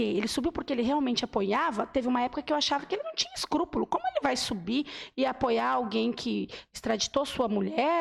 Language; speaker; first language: Portuguese; native; Portuguese